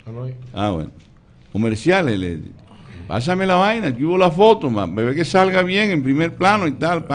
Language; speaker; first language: Spanish; native; Spanish